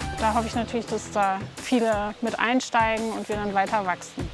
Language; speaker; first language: German; native; German